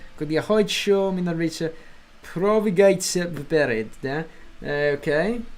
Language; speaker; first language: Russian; non-native, learner; English